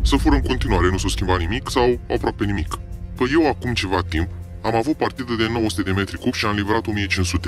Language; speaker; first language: Romanian; native; Romanian